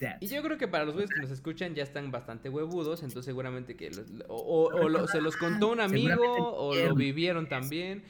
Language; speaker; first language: Spanish; native; Spanish